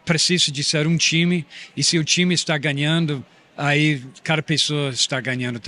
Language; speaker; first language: Portuguese; non-native, fluent; English